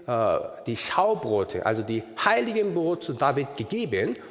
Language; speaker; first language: German; non-native, learner; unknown